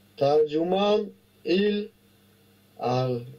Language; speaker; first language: Russian; non-native, local second language; Tajik